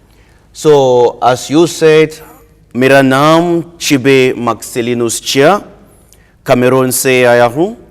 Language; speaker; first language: Hindi; non-native, learner; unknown